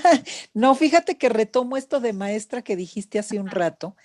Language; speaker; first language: Spanish; native; Spanish